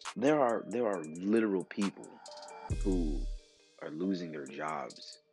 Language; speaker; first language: English; native; English